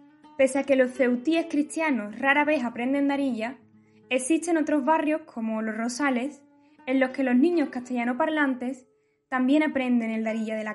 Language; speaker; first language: Spanish; native; Spanish